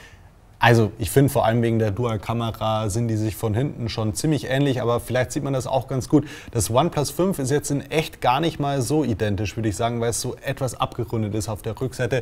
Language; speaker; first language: German; native; German